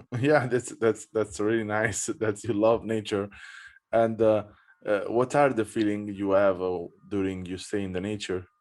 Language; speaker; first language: English; non-native, fluent; Italian